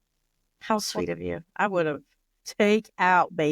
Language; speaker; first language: English; native; English